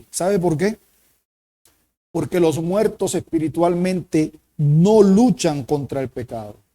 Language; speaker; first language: Spanish; native; Spanish